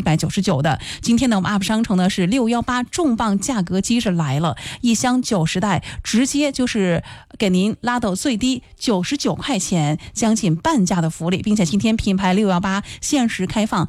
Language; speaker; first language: Chinese; native; Chinese